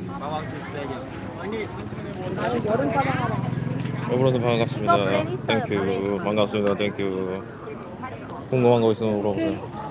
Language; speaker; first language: Korean; native; Korean